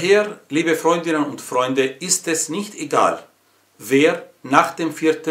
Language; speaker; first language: German; non-native, fluent; Arabic